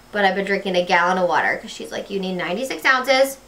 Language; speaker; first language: English; native; English